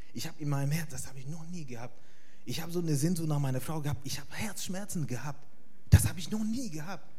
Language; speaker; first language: German; non-native, fluent; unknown